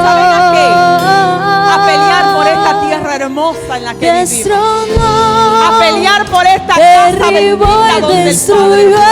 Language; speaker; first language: Spanish; native; Spanish